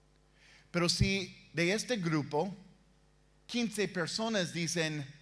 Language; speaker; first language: Spanish; non-native, fluent; English